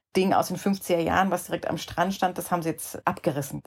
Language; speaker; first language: German; native; German